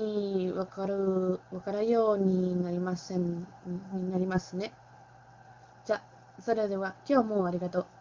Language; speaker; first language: Japanese; non-native, learner; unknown